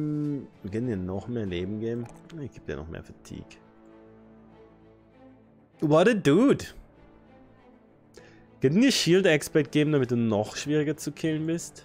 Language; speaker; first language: German; native; German